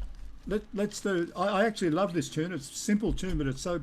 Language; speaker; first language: English; native; English